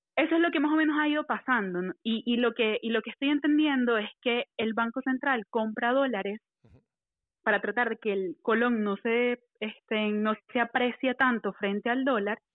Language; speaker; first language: Spanish; native; Spanish